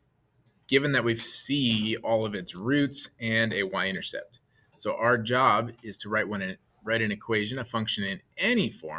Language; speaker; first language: English; native; English